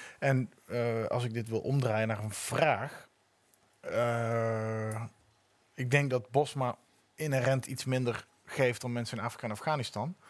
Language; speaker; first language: Dutch; native; Dutch